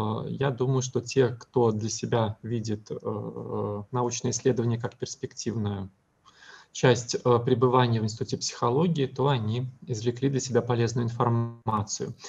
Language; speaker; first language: Russian; native; Russian